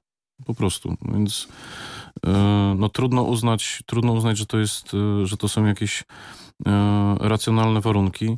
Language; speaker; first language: Polish; native; Polish